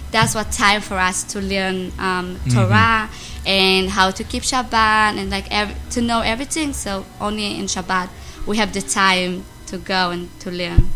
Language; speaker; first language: English; non-native, learner; Amharic